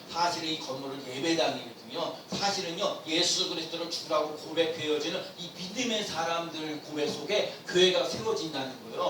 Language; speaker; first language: Korean; native; Korean